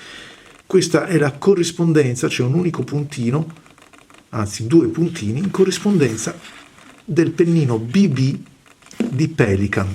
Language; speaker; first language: Italian; native; Italian